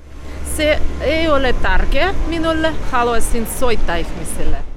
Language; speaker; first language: Finnish; non-native, learner; Russian